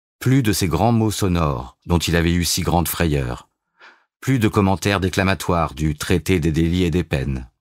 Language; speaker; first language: French; native; French